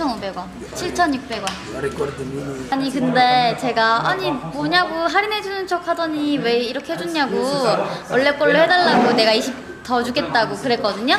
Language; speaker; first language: Korean; native; Korean